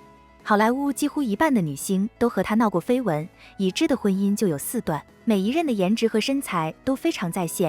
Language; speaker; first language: Chinese; native; Chinese